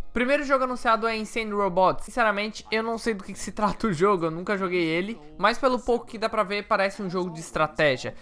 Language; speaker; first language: Portuguese; native; Portuguese